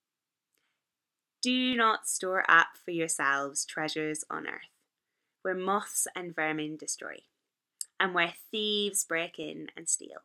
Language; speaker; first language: English; native; English